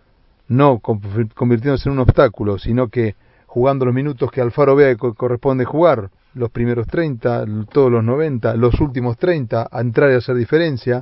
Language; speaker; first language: Spanish; native; Spanish